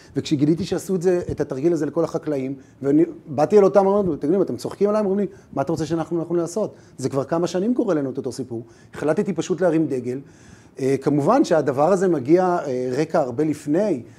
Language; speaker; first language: Hebrew; native; Hebrew